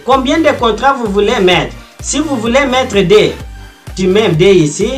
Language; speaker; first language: French; non-native, fluent; Portuguese